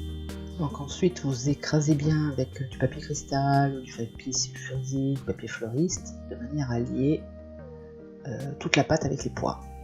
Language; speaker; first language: French; native; French